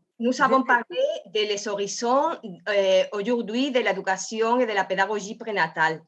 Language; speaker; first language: French; non-native, learner; Spanish